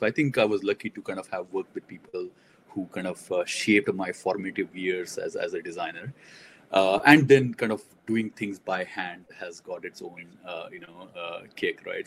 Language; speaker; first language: English; non-native, local second language; Marathi